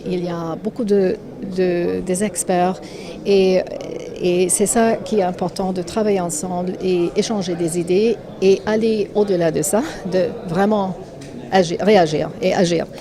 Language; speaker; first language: French; non-native, fluent; English